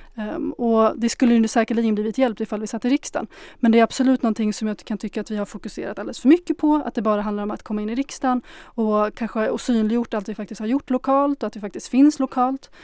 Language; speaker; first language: Swedish; early bilingual, other home language; Arabic